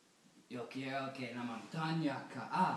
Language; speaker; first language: Spanish; non-native, learner; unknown